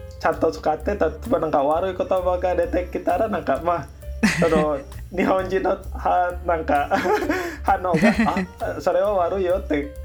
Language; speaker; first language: Japanese; non-native, learner; Indonesian